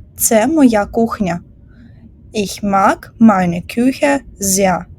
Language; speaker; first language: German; non-native, fluent; Ukrainian